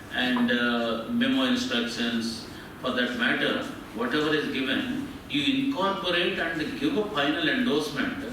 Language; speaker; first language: English; non-native, local second language; Telugu